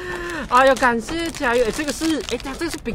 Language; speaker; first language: Chinese; native; Chinese